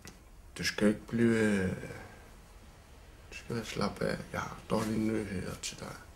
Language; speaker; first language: Danish; non-native, local second language; Kalaallisut